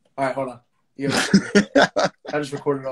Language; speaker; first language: English; native; English